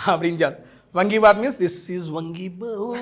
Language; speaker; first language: Telugu; native; Telugu